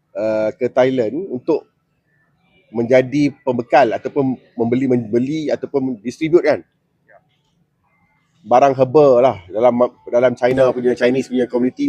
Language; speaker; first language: Malay; native; Malay